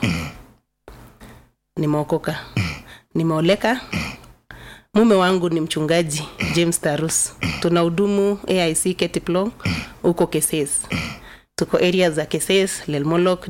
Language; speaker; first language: Swahili; non-native, local second language; Kalenjin